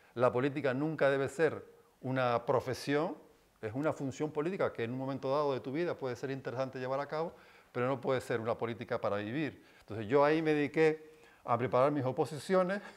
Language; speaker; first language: Spanish; native; Spanish